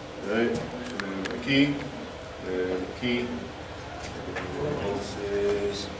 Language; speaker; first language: Spanish; non-native, learner; English